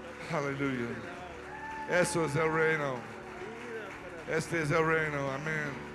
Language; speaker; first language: Spanish; non-native, learner; English